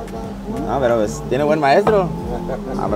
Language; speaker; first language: Spanish; native; Spanish